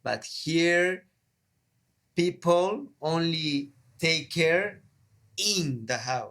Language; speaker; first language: English; non-native, learner; Spanish